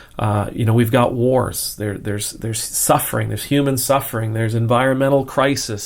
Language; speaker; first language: English; native; English